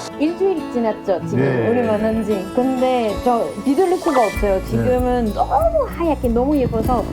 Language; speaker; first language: Korean; non-native, fluent; French